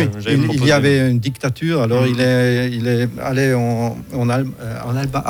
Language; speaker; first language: French; non-native, fluent; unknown